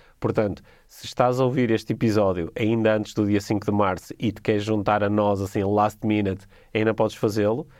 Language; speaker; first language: Portuguese; native; Portuguese